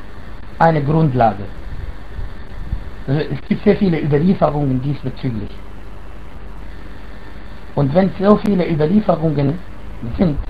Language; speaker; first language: German; non-native, fluent; Arabic